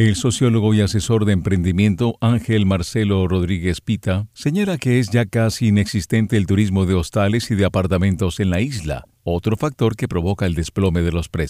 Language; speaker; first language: Spanish; native; Spanish